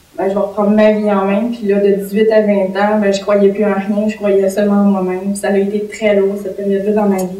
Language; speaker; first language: French; native; French